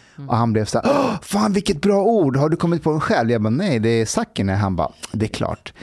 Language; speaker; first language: Swedish; early bilingual, other home language; Persian